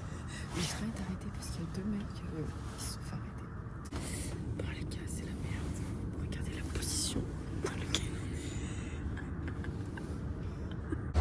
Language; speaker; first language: French; native; French